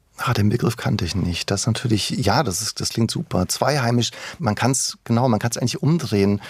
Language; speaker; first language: German; early bilingual, other home language; Croatian